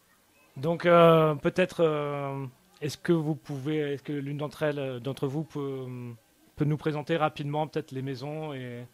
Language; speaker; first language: French; native; French